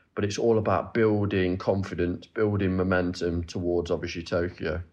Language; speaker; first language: English; native; English